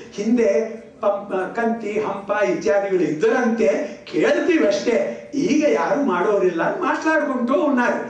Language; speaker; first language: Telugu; non-native, local second language; Kannada